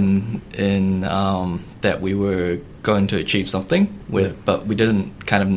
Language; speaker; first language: English; native; English